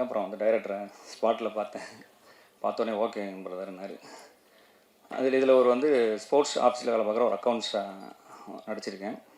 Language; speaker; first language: Tamil; native; Tamil